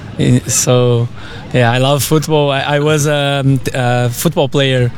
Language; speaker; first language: English; non-native, fluent; Portuguese